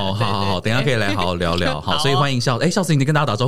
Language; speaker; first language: Chinese; native; Chinese